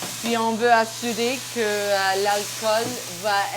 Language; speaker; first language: French; non-native, local second language; English